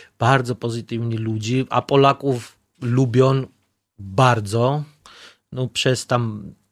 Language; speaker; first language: Polish; non-native, learner; Georgian